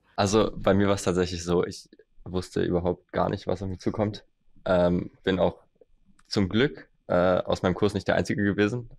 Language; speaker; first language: German; native; German